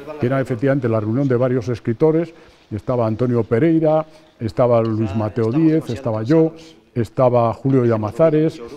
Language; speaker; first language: Spanish; native; Spanish